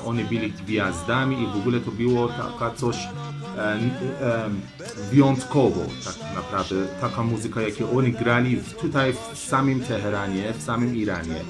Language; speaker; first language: Polish; non-native, learner; Persian